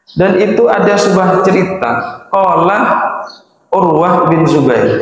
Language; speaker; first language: Indonesian; non-native, local second language; Madurese